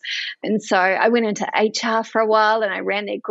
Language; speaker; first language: English; native; English